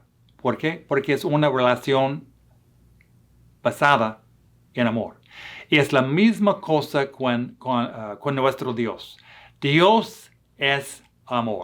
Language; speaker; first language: Spanish; non-native, fluent; English